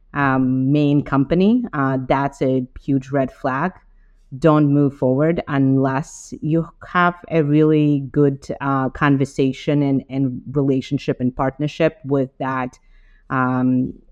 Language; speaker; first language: English; non-native, fluent; Ukrainian